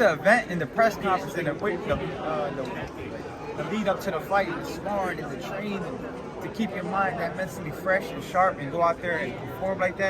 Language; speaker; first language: English; native; English